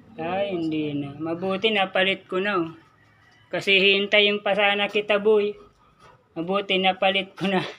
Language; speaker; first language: Filipino; non-native, local second language; Bikol